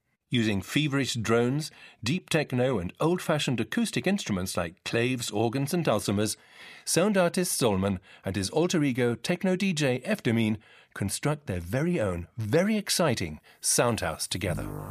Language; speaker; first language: English; native; English